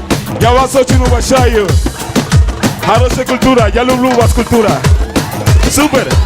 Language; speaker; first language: Russian; non-native, learner; Spanish